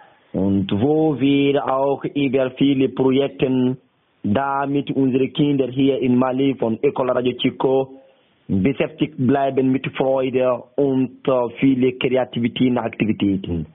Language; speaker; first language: German; non-native, learner; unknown